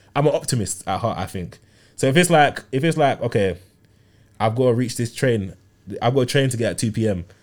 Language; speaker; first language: English; early bilingual, other home language; Yoruba